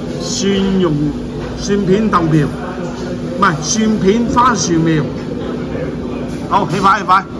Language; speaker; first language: Cantonese; native; Cantonese